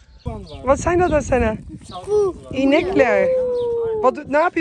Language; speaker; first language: Turkish; early bilingual, heritage; Turkish